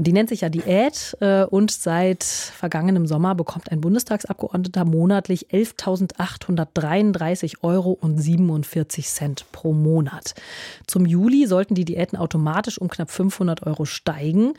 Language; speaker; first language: German; native; German